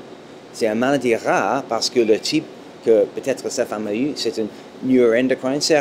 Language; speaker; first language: French; non-native, fluent; English